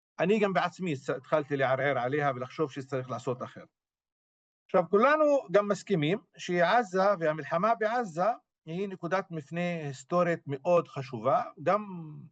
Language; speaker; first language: Hebrew; non-native, local second language; Arabic